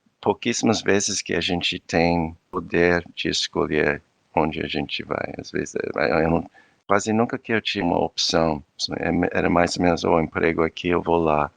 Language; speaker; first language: Portuguese; non-native, fluent; English